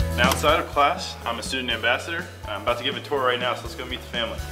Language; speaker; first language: English; native; English